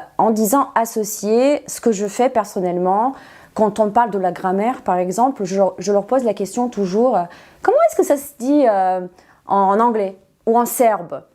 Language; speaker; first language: French; non-native, fluent; Serbian